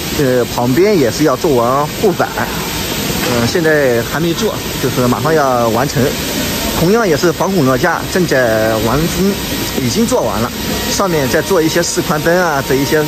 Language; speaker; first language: Chinese; native; Chinese